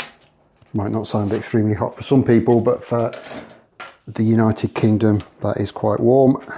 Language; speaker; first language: English; native; English